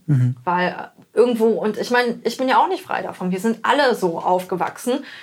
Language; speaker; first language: German; native; German